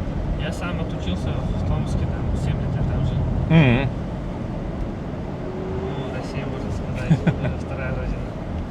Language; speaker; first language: Russian; non-native, local second language; Uzbek